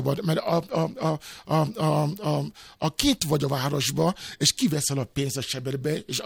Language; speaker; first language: Hungarian; non-native, learner; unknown